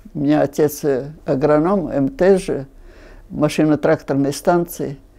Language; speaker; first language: Russian; non-native, local second language; Finnish